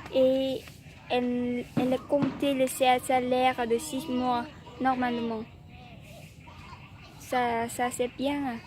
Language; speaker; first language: French; non-native, learner; Vietnamese